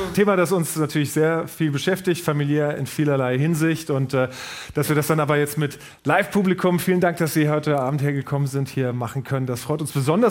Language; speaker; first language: German; native; German